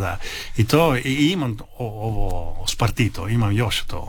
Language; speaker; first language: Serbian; early bilingual, heritage; Italian